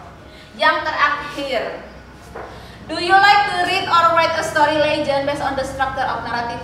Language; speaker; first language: English; non-native, learner; Indonesian